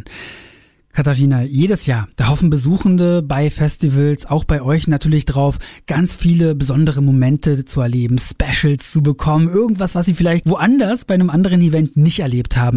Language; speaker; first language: German; native; German